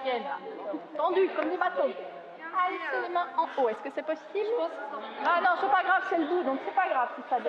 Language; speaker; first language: French; native; French